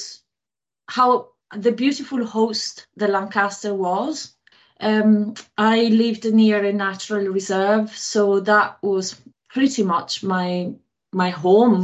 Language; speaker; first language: English; non-native, fluent; Italian